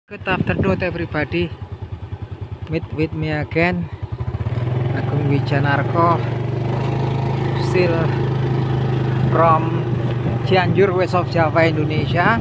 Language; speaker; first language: English; non-native, learner; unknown